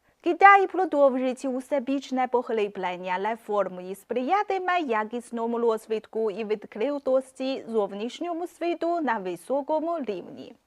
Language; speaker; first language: Ukrainian; non-native, fluent; Chinese